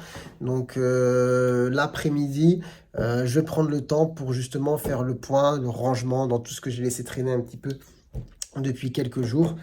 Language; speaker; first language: French; native; French